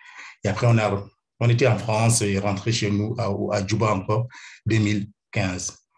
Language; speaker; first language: French; non-native, fluent; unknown